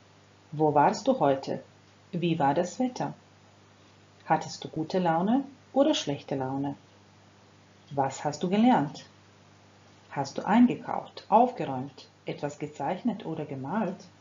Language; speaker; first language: German; non-native, fluent; Croatian